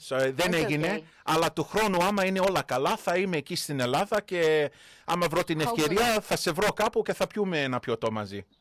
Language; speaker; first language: Greek; early bilingual, heritage; Greek